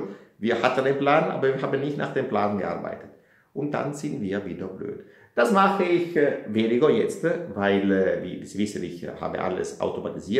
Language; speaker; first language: German; non-native, fluent; Italian